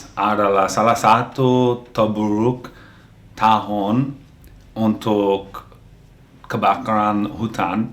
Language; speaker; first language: Indonesian; non-native, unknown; English